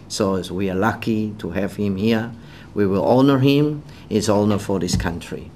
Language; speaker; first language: English; non-native, fluent; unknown